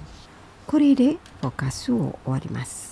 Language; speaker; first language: Japanese; non-native, fluent; Indonesian